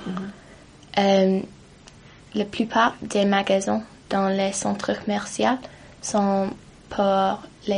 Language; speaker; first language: French; non-native, learner; English